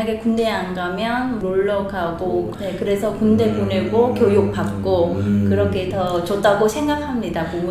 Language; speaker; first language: Korean; non-native, learner; Vietnamese